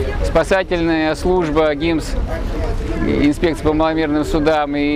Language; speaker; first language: Russian; native; Russian